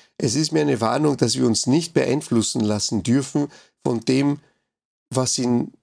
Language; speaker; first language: German; non-native, fluent; Spanish